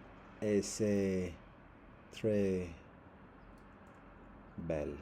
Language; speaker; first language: French; non-native, learner; English